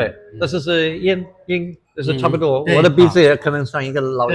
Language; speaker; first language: Chinese; non-native, fluent; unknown